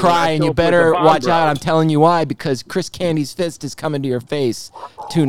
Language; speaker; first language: English; native; English